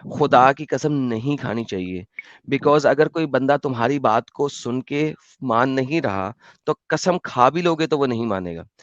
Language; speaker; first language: Urdu; native; Urdu